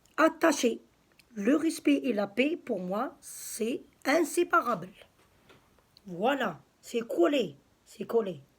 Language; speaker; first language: French; early bilingual, other home language; Arabic